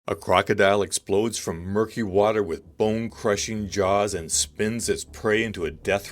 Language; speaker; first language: English; native; English